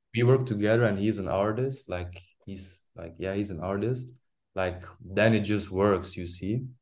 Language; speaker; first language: English; non-native, fluent; French